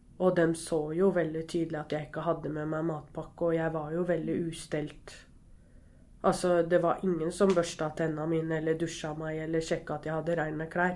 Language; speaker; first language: Norwegian; early bilingual, other home language; Arabic